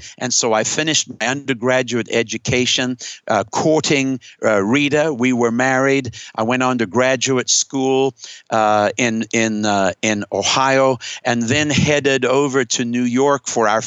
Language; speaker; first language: English; native; English